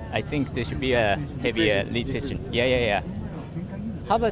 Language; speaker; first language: English; non-native, learner; Japanese